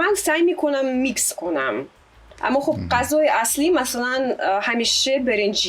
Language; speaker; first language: Persian; non-native, fluent; Russian